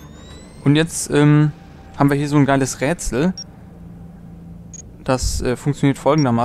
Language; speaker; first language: German; native; German